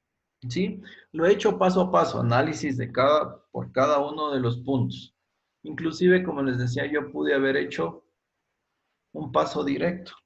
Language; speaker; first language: Spanish; native; Spanish